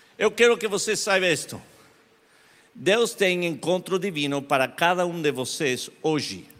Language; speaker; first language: Portuguese; non-native, learner; Spanish